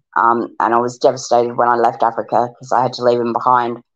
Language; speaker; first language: English; native; English